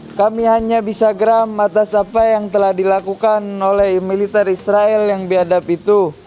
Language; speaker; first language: Indonesian; native; Indonesian